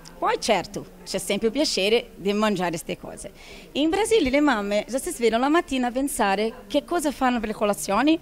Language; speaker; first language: Italian; non-native, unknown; Portuguese